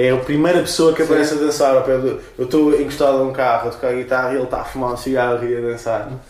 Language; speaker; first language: Portuguese; native; Portuguese